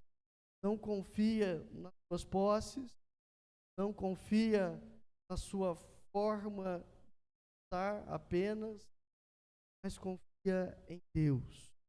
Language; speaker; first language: Portuguese; native; Portuguese